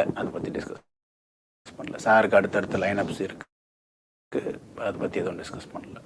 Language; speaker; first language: Tamil; native; Tamil